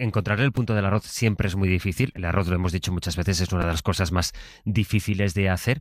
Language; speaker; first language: Spanish; native; Spanish